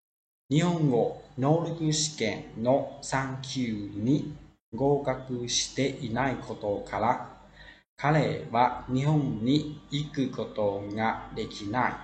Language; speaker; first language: Japanese; non-native, fluent; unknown